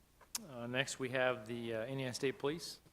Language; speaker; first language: English; native; English